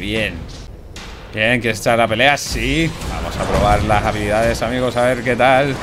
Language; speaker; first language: Spanish; native; Spanish